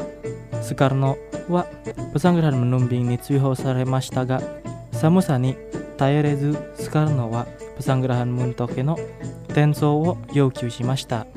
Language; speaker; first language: Japanese; non-native, fluent; Indonesian